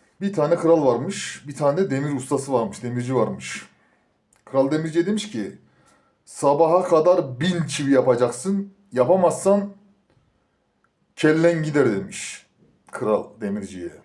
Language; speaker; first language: Turkish; native; Turkish